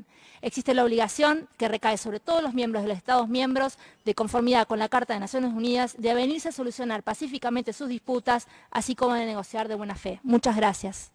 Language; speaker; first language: Spanish; native; Spanish